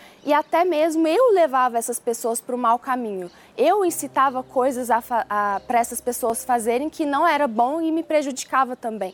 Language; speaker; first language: Portuguese; early bilingual, other home language; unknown